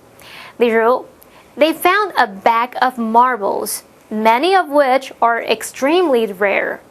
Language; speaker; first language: English; non-native, fluent; Chinese